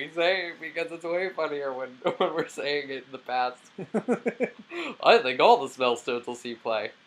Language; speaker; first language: English; native; English